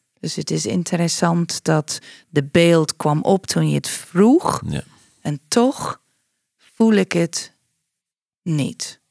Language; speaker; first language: Dutch; non-native, fluent; English